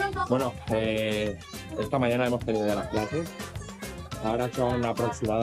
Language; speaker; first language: Spanish; native; Spanish